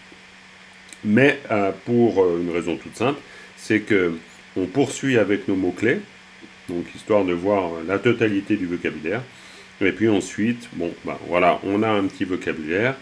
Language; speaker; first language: French; native; French